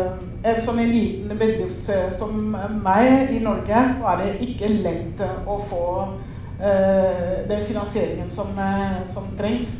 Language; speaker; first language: Norwegian; non-native, fluent; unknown